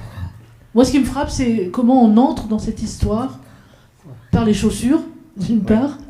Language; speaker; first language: French; native; French